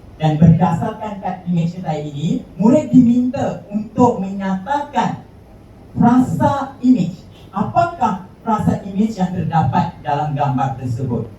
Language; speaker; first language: Malay; native; Malay